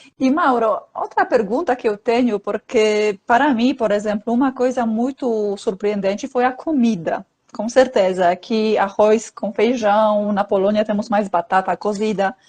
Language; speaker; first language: Portuguese; non-native, fluent; Polish